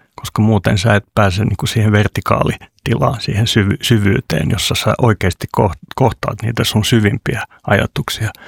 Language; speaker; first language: Finnish; non-native, local second language; Swedish